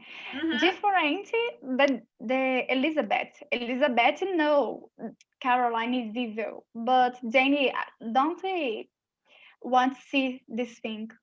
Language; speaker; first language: English; non-native, learner; Portuguese